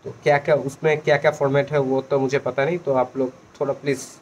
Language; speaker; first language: Hindi; non-native, local second language; Bangla